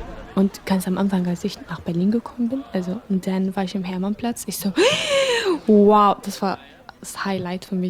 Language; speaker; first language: German; non-native, fluent; Arabic